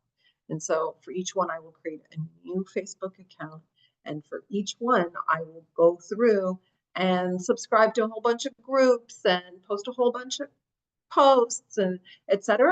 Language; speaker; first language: English; native; English